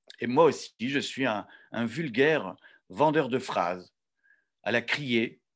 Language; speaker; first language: French; native; French